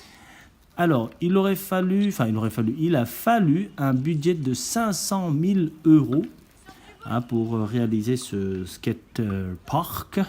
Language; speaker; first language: French; native; French